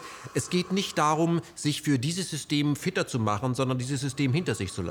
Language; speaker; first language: German; native; German